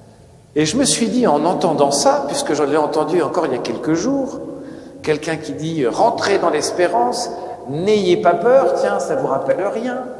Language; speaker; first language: French; native; French